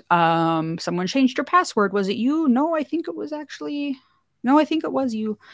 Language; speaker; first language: English; native; English